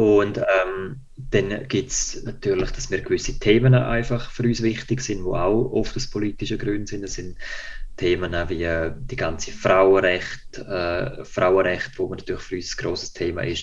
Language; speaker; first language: German; native; German